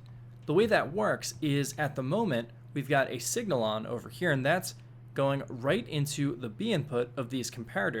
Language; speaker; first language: English; native; English